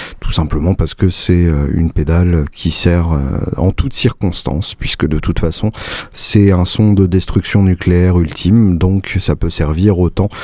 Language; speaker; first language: French; native; French